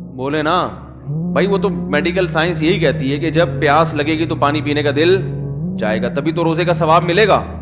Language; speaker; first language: Urdu; native; Urdu